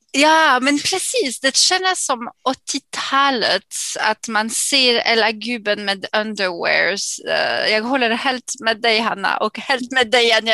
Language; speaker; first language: Swedish; non-native, fluent; English